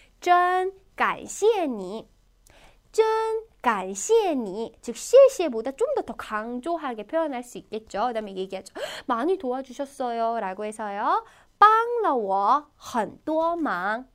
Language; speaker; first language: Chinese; non-native, fluent; Korean